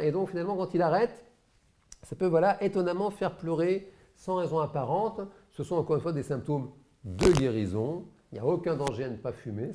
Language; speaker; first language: French; native; French